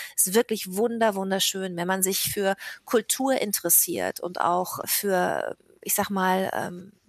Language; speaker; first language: German; native; German